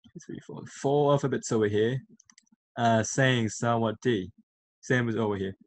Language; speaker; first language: English; non-native, fluent; Thai